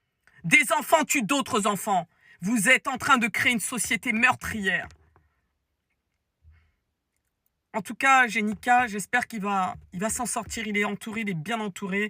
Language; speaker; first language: French; native; French